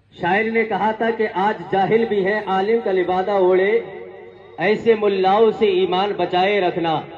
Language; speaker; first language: Urdu; native; Urdu